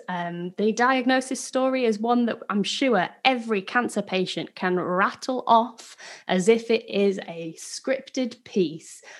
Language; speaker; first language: English; native; English